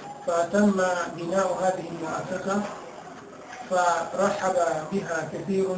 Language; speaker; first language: Arabic; non-native, fluent; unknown